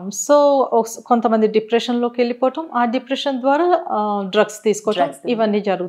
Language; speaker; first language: Telugu; native; Telugu